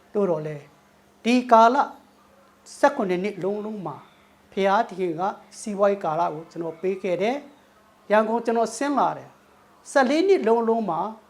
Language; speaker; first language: Burmese; non-native, local second language; Thado Chin